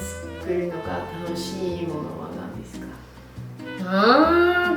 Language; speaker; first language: Japanese; non-native, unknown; English